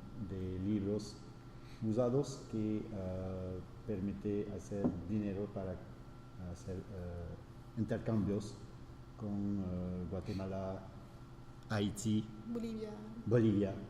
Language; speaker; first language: Spanish; non-native, fluent; French